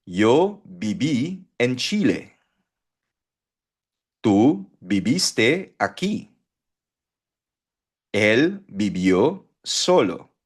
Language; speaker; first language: Spanish; non-native, fluent; Filipino